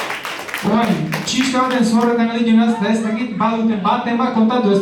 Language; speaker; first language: Basque; native; Basque